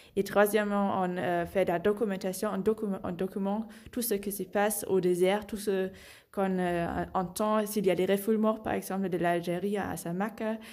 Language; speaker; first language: French; non-native, fluent; German